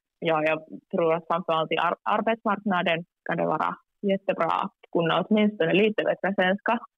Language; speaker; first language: Swedish; non-native, local second language; Finnish